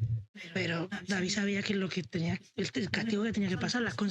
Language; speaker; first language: Spanish; native; Spanish